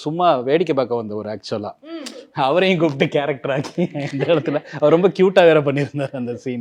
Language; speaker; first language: Tamil; native; Tamil